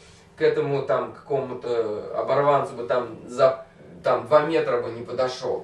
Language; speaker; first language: Russian; native; Russian